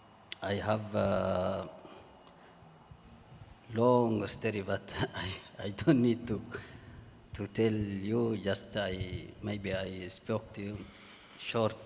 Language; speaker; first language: English; non-native, learner; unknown